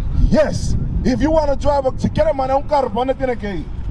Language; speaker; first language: Spanish; early bilingual, heritage; Spanish